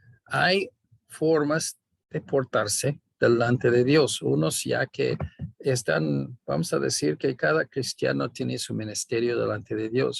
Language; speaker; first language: Spanish; non-native, fluent; English